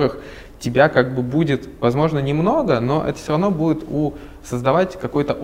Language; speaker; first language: Russian; native; Russian